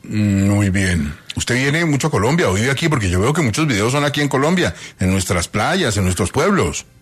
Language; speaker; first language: Spanish; native; Spanish